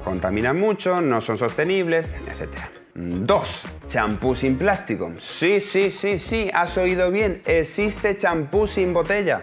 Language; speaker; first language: Spanish; native; Spanish